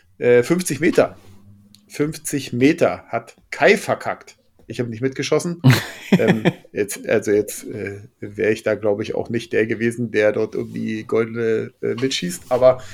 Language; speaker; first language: German; native; German